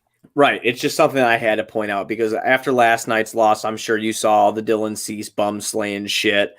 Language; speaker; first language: English; native; English